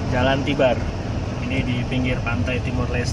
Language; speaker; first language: Indonesian; native; Indonesian